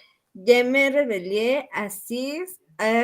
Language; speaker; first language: French; non-native, learner; Spanish